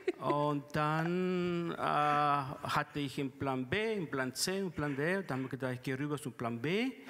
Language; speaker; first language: German; non-native, fluent; Spanish